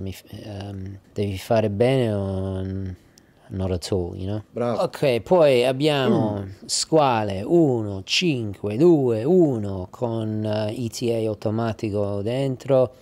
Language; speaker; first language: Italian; early bilingual, heritage; English